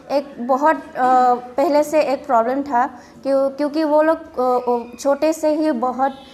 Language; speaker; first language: Hindi; non-native, local second language; Bodo